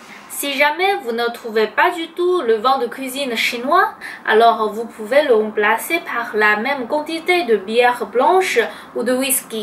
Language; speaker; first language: French; non-native, fluent; Chinese